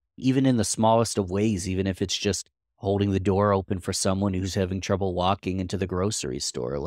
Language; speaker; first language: English; native; English